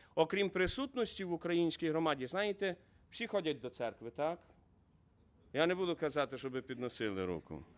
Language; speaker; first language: Ukrainian; native; Ukrainian